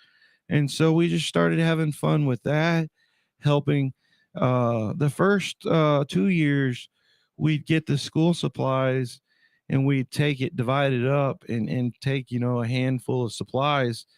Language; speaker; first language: English; native; English